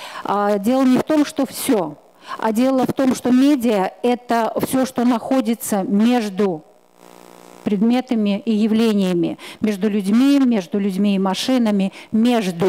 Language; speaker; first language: Russian; native; Russian